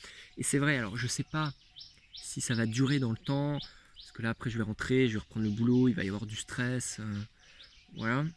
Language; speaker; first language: French; native; French